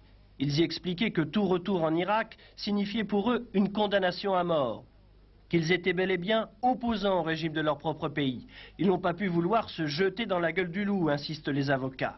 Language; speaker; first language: French; native; French